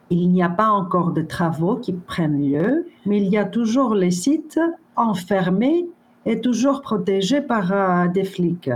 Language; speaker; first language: French; non-native, fluent; Greek